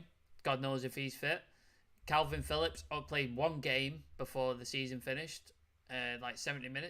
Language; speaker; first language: English; native; English